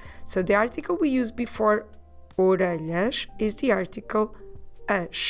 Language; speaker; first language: English; non-native, fluent; Portuguese